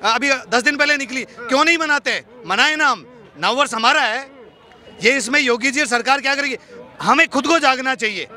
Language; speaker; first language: Hindi; native; Hindi